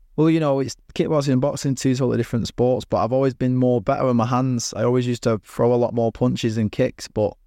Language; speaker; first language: English; native; English